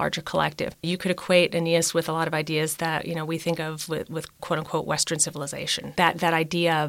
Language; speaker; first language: English; native; English